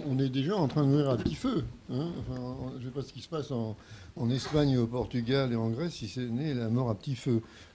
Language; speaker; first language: French; native; French